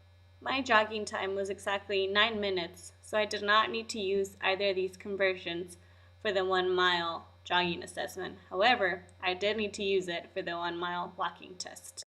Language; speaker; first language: English; native; English